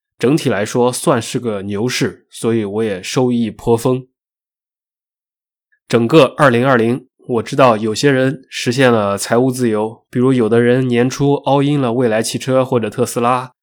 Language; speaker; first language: Chinese; native; Chinese